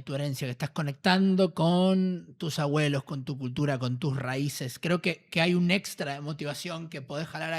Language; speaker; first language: Spanish; native; Spanish